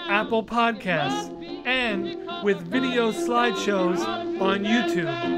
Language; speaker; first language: English; native; English